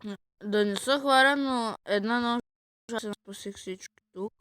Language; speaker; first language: Bulgarian; native; Bulgarian